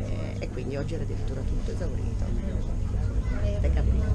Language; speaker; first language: Italian; native; Italian